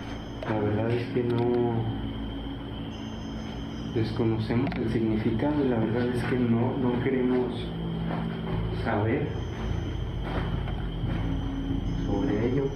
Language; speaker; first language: Spanish; native; Spanish